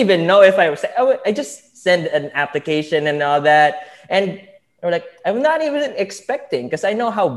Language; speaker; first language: English; non-native, local second language; Filipino